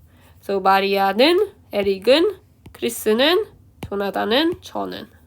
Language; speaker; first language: Korean; early bilingual, heritage; Korean